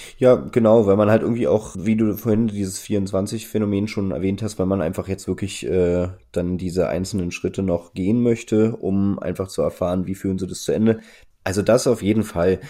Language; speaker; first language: German; native; German